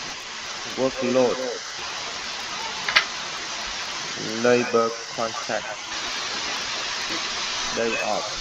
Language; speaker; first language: English; non-native, learner; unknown